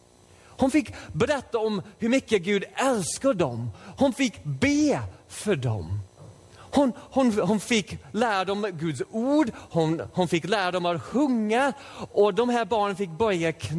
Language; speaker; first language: Swedish; non-native, fluent; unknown